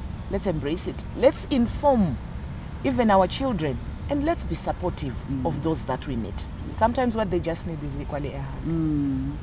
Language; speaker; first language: English; non-native, local second language; Shona